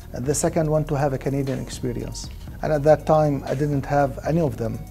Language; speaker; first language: English; non-native, fluent; Arabic